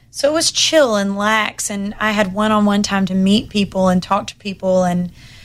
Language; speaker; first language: English; native; English